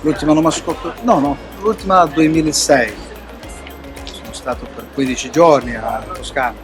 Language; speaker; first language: Italian; non-native, learner; Portuguese